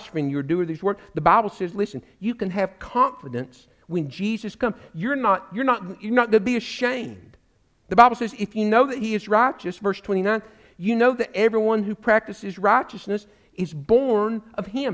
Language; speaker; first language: English; native; English